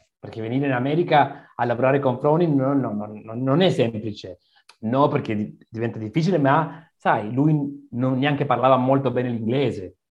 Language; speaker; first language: Italian; non-native, learner; Spanish